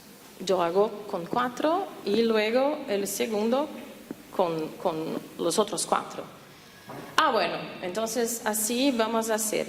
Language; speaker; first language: Spanish; non-native, fluent; Portuguese